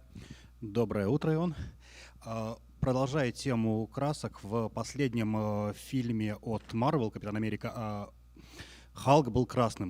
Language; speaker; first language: Russian; native; Russian